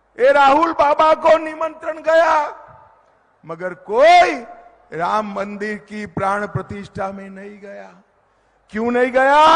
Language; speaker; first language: Hindi; non-native, local second language; Gujarati